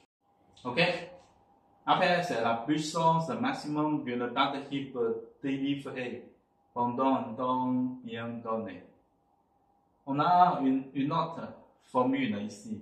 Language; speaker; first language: French; non-native, fluent; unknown